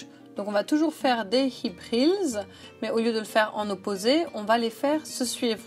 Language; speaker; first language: French; native; French